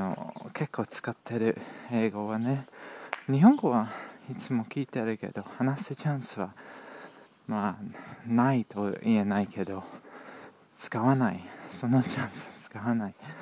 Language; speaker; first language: Japanese; non-native, learner; English